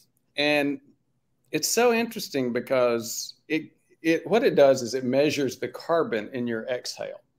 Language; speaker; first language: English; native; English